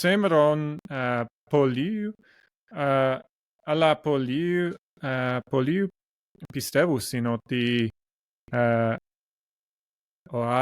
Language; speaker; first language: Greek; non-native, learner; English